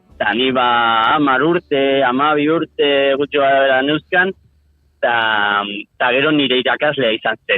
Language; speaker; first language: Basque; non-native, local second language; Spanish